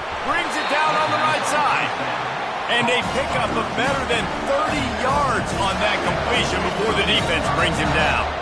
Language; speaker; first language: English; native; English